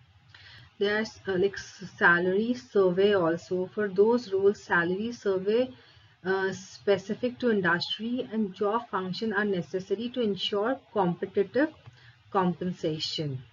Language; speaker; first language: English; non-native, local second language; Hindi